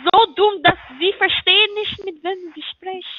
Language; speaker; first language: German; non-native, learner; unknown